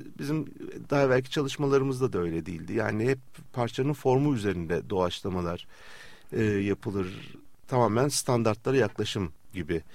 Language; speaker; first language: Turkish; native; Turkish